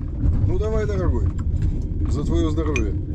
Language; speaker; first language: Russian; native; Russian